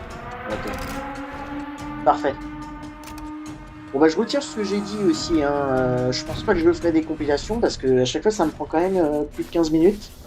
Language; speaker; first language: French; native; French